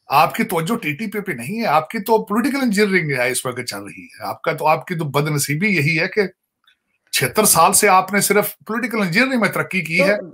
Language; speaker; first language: Urdu; non-native, local second language; Punjabi